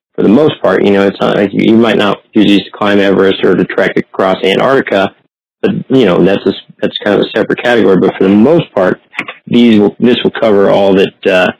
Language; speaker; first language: English; native; English